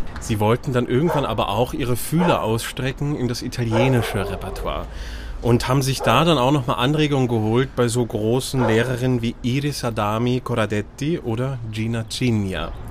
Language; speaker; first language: German; native; German